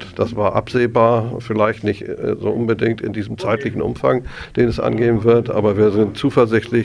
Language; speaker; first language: German; native; German